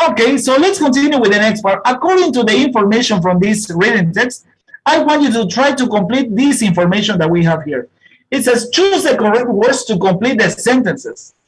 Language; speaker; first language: English; non-native, fluent; Spanish